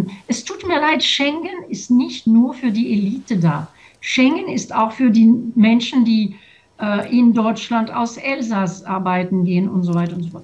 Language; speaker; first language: German; non-native, fluent; French